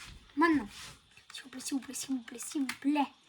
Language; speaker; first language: French; native; French